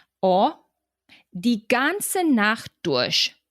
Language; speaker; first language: German; non-native, fluent; Catalan